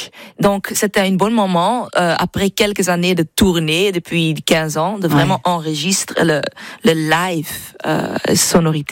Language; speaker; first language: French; non-native, learner; English